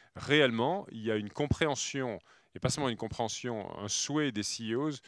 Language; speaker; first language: French; native; French